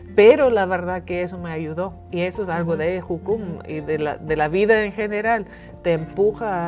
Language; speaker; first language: Spanish; non-native, fluent; English